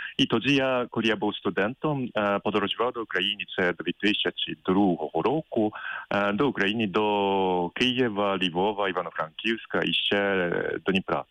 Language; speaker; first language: Ukrainian; non-native, fluent; Japanese